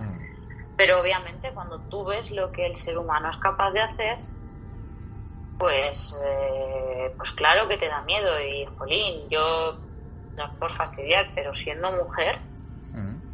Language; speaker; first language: Spanish; native; Spanish